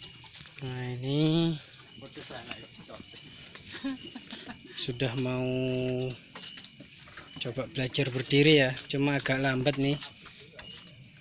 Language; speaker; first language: Indonesian; native; Indonesian